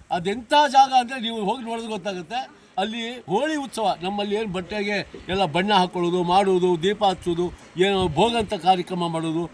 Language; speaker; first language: Kannada; non-native, local second language; Lambadi